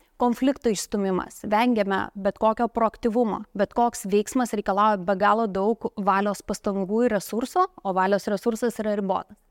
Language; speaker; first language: Lithuanian; native; Lithuanian